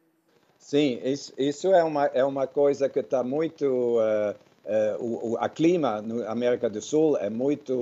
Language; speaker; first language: Portuguese; non-native, fluent; Dutch